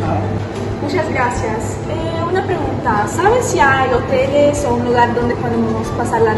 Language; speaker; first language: Spanish; non-native, learner; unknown